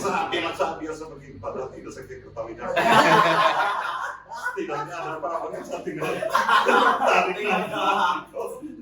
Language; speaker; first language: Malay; non-native, local second language; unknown